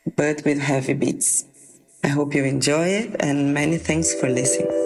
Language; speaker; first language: English; non-native, fluent; Portuguese